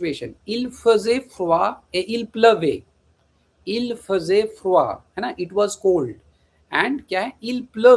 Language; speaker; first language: French; non-native, fluent; Hindi